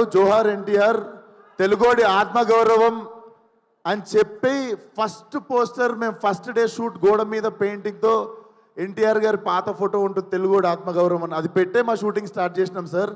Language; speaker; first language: Telugu; native; Telugu